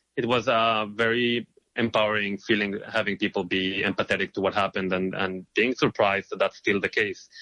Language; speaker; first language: English; non-native, fluent; Hebrew